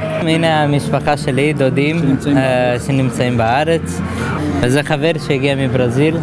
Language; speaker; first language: Hebrew; non-native, fluent; Portuguese